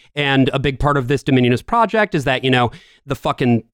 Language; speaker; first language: English; native; English